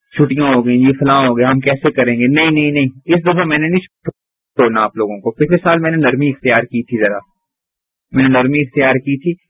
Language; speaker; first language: Urdu; native; Urdu